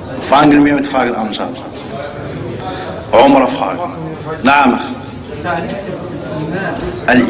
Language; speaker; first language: German; non-native, learner; Arabic